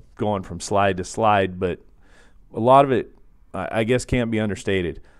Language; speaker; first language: English; native; English